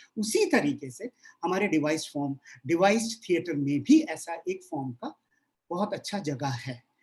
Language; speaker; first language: Hindi; non-native, local second language; Bangla